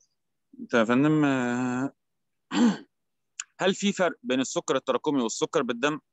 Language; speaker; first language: Arabic; native; Arabic